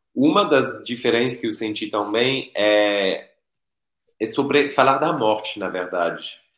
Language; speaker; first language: Portuguese; non-native, fluent; French